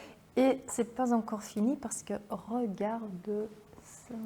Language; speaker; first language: French; non-native, local second language; Dutch